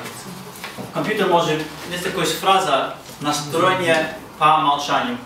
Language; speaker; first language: Russian; non-native, learner; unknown